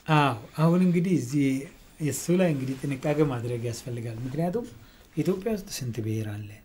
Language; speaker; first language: Amharic; non-native, local second language; Oromo